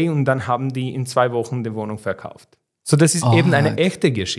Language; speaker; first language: German; non-native, fluent; Serbian